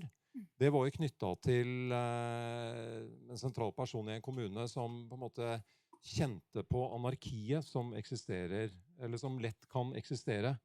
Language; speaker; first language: Norwegian; native; Norwegian